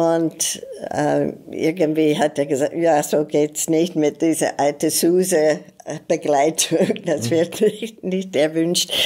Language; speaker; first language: German; non-native, fluent; English